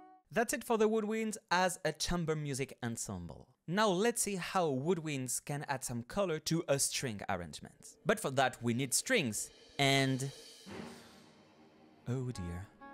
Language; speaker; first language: English; non-native, fluent; French